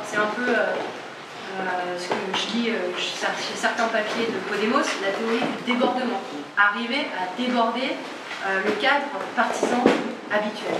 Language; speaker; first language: French; native; French